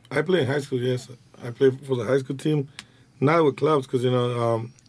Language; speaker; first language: English; non-native, fluent; Spanish